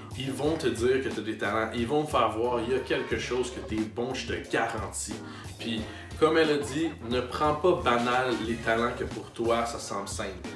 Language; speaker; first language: French; native; French